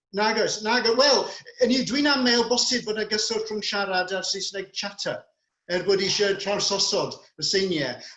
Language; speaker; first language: Welsh; non-native, local second language; English